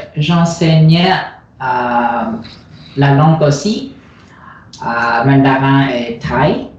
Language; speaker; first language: French; non-native, learner; Chinese